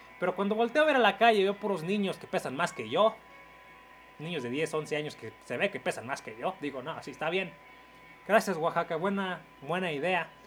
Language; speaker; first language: Spanish; native; Spanish